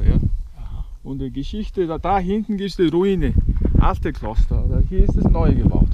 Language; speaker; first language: German; non-native, learner; Mongolian